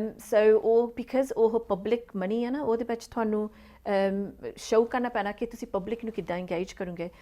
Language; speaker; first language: Punjabi; early bilingual, heritage; Punjabi